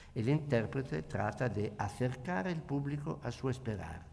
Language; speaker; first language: Spanish; non-native, learner; Italian